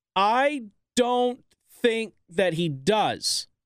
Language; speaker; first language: English; native; English